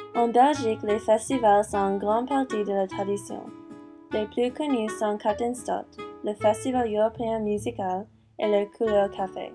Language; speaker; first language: French; non-native, learner; English